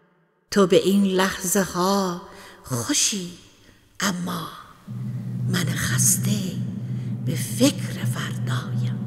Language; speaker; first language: Persian; native; Persian